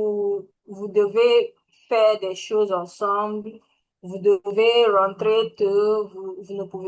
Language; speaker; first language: French; non-native, learner; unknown